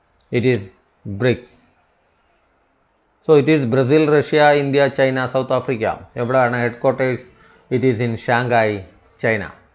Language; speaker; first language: English; non-native, local second language; Malayalam